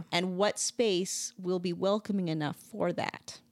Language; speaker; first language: English; native; English